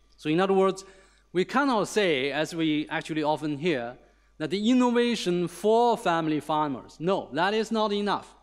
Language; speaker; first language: English; non-native, fluent; Chinese